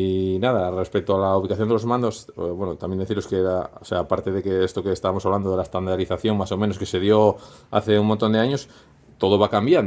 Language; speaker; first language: Spanish; native; Spanish